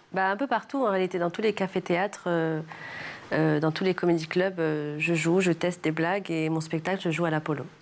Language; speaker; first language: French; early bilingual, other home language; Arabic